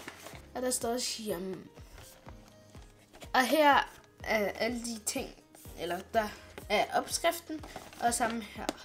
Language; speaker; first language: Danish; early bilingual, other home language; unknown